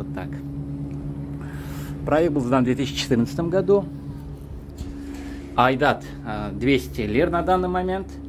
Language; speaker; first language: Russian; native; Russian